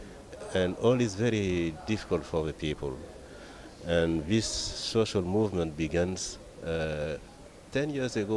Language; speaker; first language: English; non-native, learner; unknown